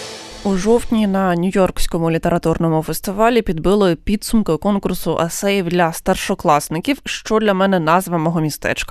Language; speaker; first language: Ukrainian; native; Ukrainian